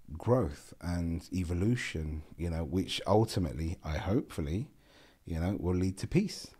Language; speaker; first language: English; non-native, local second language; Gujarati